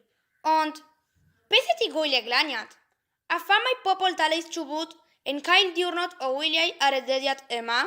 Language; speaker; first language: Welsh; non-native, learner; Spanish